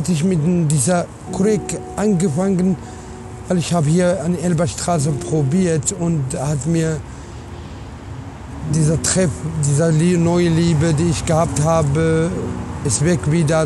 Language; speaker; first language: German; non-native, learner; Arabic